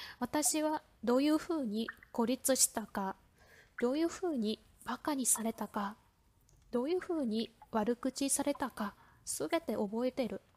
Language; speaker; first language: Japanese; non-native, fluent; Vietnamese